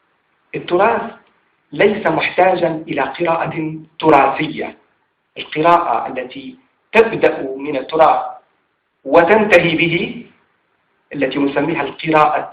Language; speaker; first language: Arabic; native; Arabic